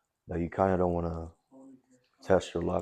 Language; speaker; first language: English; native; English